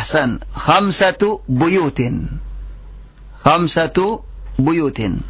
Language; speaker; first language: Arabic; non-native, fluent; Indonesian